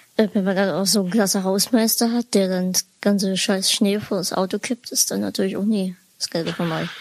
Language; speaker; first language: German; native; German